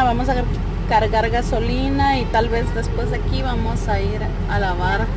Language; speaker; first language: Spanish; native; Spanish